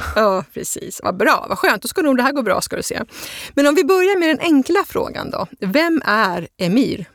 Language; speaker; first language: Swedish; native; Swedish